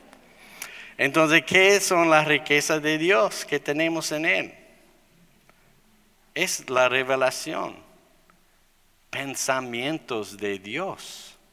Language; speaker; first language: Spanish; non-native, fluent; English